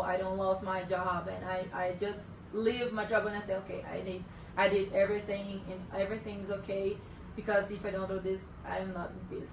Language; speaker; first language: English; non-native, learner; Portuguese